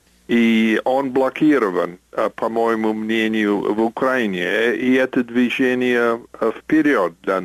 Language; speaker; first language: Russian; non-native, fluent; English